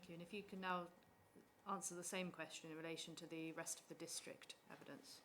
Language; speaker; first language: English; native; English